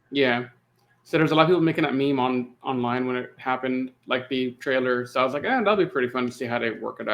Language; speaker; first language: English; native; English